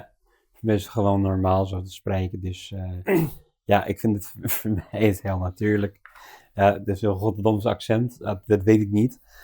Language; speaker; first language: Dutch; non-native, fluent; English